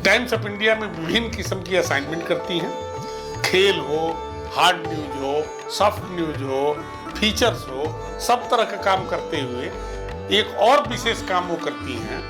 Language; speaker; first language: Hindi; native; Hindi